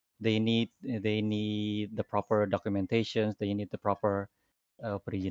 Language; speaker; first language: English; non-native, fluent; Indonesian